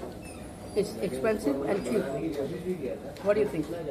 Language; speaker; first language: English; non-native, learner; Hindi